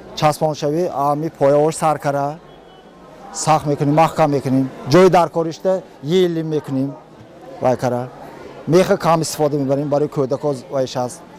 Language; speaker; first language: Tajik; native; Tajik